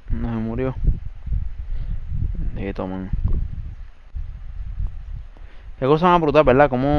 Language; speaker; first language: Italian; non-native, learner; Spanish